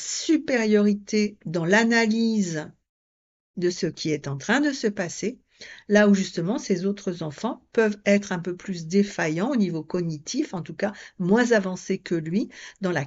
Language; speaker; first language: French; native; French